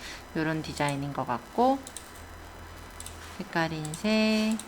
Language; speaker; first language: Korean; native; Korean